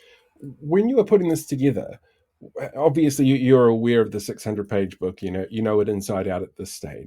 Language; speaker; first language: English; native; English